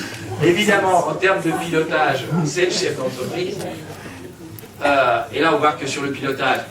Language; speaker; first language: French; native; French